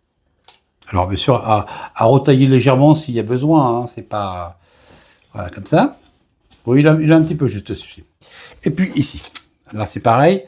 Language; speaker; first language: French; native; French